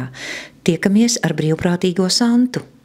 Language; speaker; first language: Latvian; native; Latvian